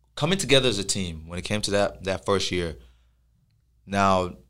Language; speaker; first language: English; non-native, local second language; Yoruba